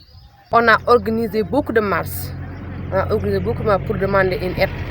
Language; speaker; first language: French; non-native, local second language; Wolof